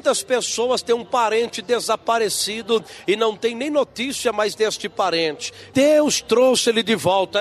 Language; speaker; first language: Portuguese; native; Portuguese